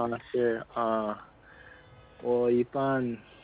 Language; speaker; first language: Chinese; non-native, learner; Korean